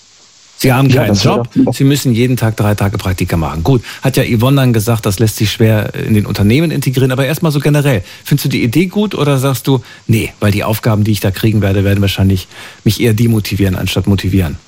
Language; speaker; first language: German; native; German